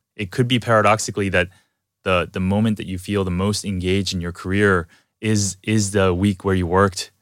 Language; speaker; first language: English; early bilingual, other home language; Korean